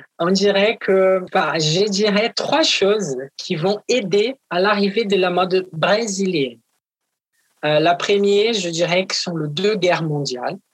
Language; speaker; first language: French; non-native, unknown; Portuguese